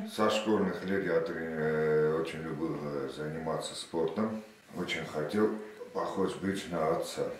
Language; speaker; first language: Russian; non-native, local second language; Armenian